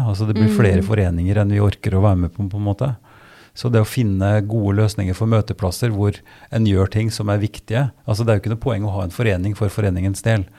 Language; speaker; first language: Norwegian; native; Norwegian